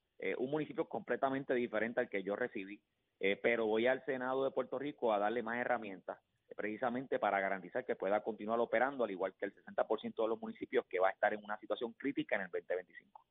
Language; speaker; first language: Spanish; native; Spanish